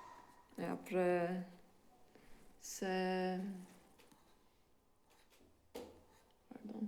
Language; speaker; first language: French; non-native, fluent; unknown